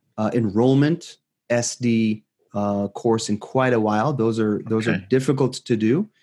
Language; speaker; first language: English; non-native, fluent; Hebrew